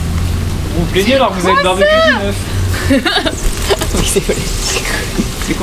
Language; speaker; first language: French; native; French